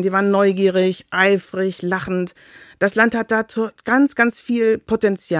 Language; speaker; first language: German; native; German